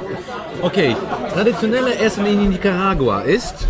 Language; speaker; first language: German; non-native, fluent; Polish